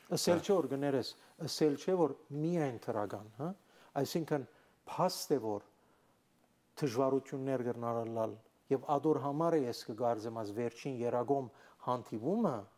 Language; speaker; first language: Armenian; native; Armenian